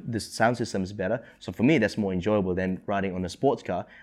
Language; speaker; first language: English; early bilingual, other home language; Indonesian